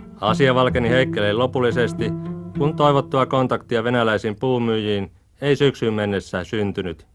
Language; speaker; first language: Finnish; native; Finnish